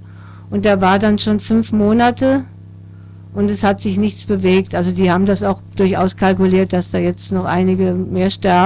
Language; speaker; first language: German; native; German